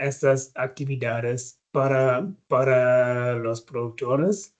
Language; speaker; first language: Spanish; non-native, fluent; German